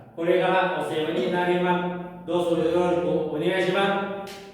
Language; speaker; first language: Japanese; non-native, learner; Thai